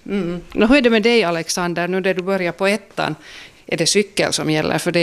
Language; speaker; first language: Swedish; native; Swedish